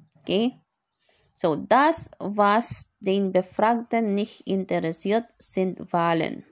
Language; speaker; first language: German; non-native, learner; Filipino